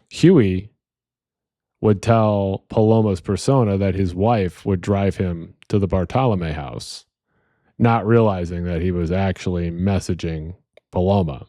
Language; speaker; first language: English; native; English